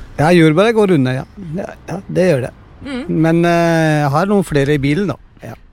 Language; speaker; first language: Norwegian; non-native, fluent; Punjabi